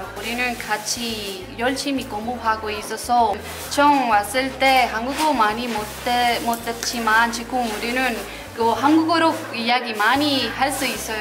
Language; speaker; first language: Korean; non-native, learner; Spanish